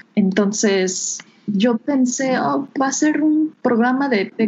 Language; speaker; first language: Spanish; non-native, fluent; English